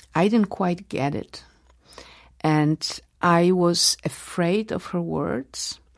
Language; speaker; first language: English; non-native, fluent; Polish